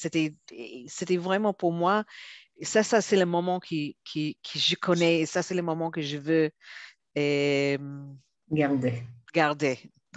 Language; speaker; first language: French; non-native, fluent; Hebrew